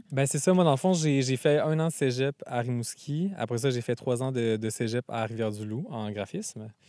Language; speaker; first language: French; native; French